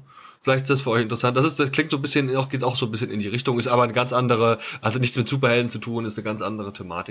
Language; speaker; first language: German; native; German